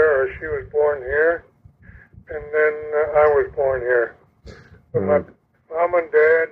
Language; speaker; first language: English; native; English